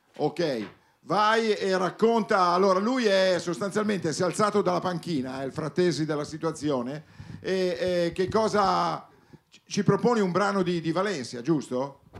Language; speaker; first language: Italian; native; Italian